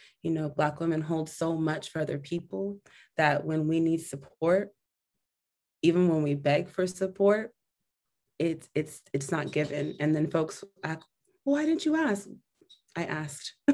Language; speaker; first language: English; native; English